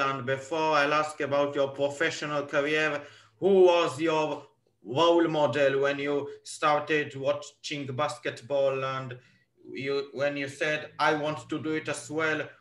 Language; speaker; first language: English; non-native, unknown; Hebrew